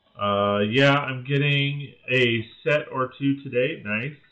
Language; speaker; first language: English; native; English